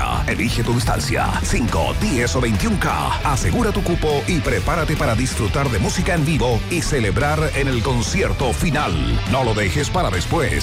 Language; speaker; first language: Spanish; native; Spanish